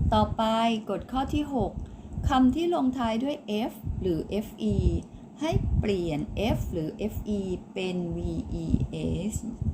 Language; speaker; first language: Thai; native; Thai